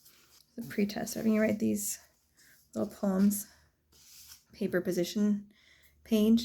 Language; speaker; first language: English; native; English